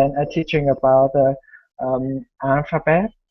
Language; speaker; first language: English; non-native, learner; Vietnamese